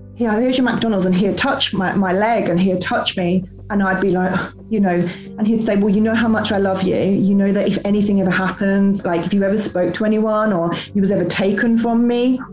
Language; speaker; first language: English; native; English